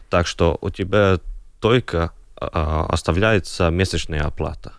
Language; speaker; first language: Russian; non-native, local second language; Latvian